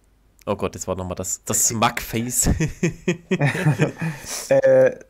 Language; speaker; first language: German; native; German